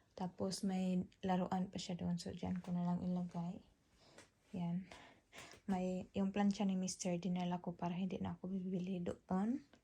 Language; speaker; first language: Filipino; non-native, local second language; Cebuano